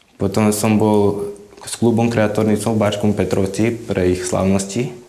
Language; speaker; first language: Slovak; native; Slovak